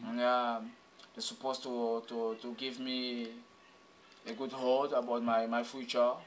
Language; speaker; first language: English; non-native, local second language; French